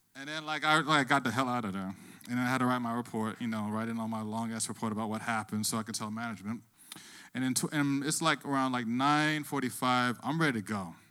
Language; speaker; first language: English; native; English